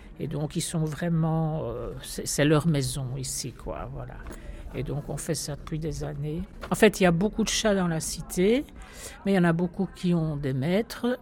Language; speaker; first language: French; native; French